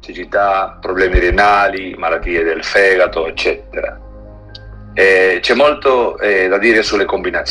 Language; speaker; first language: Italian; non-native, learner; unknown